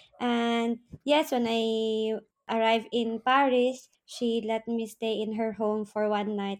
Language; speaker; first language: English; non-native, local second language; Surigaonon